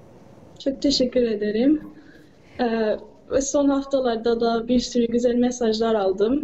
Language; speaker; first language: Turkish; early bilingual, heritage; English